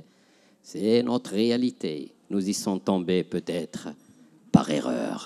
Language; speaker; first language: French; non-native, local second language; Arabic